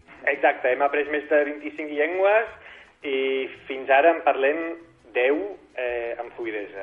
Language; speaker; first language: Catalan; non-native, fluent; English